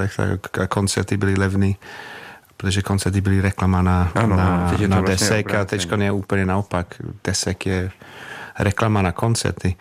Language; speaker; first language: Czech; non-native, fluent; English